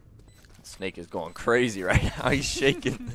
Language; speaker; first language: English; native; English